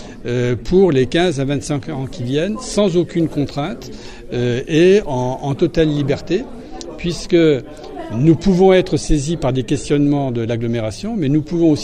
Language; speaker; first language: French; native; French